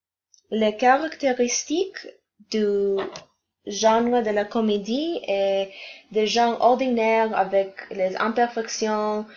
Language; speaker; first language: French; non-native, learner; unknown